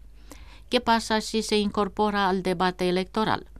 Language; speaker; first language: Spanish; non-native, fluent; Romanian